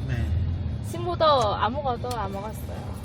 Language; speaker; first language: Korean; non-native, learner; Vietnamese